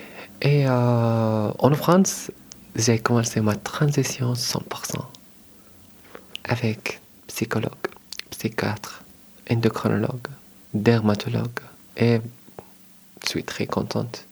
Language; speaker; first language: French; non-native, learner; Arabic